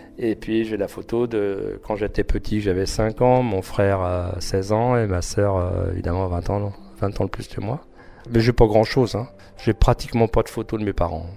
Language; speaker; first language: French; early bilingual, other home language; Armenian